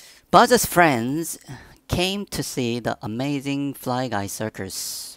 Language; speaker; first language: English; non-native, fluent; Korean